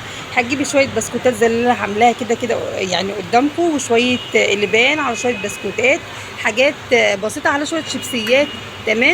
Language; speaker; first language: Arabic; native; Arabic